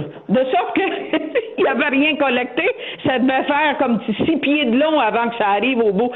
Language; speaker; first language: French; native; French